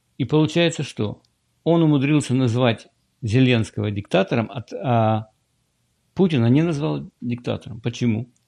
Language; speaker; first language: Russian; native; Russian